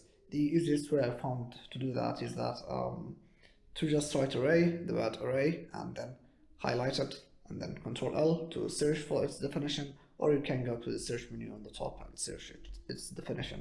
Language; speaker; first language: English; non-native, fluent; Arabic